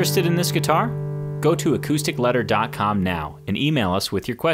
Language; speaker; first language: English; native; English